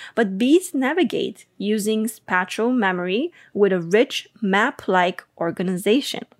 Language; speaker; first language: English; non-native, fluent; Bulgarian